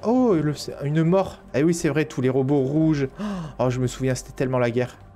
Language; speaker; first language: French; native; French